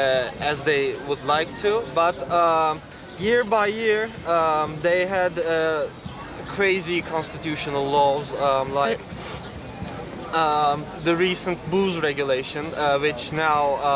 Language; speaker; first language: English; non-native, fluent; Turkish